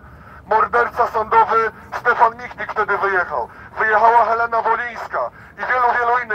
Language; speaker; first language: Polish; native; Polish